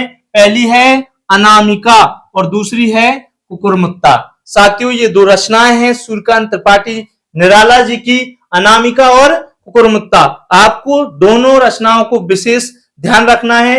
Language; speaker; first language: Hindi; native; Hindi